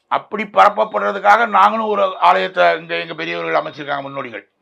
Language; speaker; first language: Tamil; native; Tamil